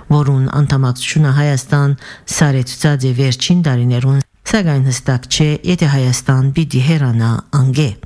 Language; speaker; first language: Armenian; early bilingual, heritage; Armenian